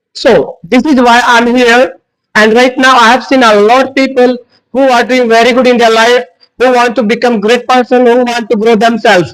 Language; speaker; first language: English; non-native, fluent; Hindi